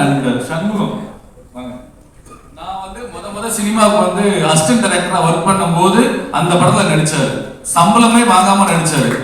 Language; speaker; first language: Tamil; native; Tamil